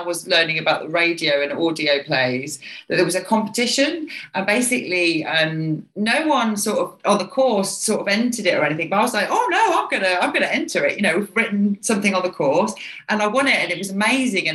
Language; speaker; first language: English; native; English